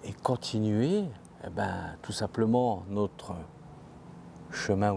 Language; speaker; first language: French; native; French